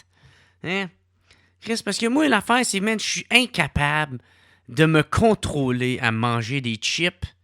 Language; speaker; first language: French; native; French